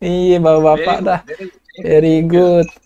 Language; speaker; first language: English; non-native, learner; Indonesian